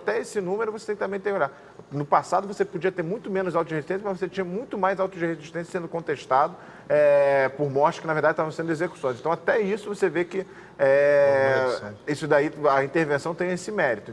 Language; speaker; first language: Portuguese; native; Portuguese